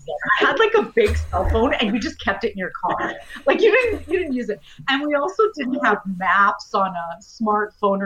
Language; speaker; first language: English; native; English